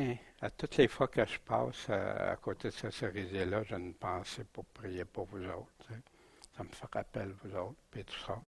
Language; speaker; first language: French; native; French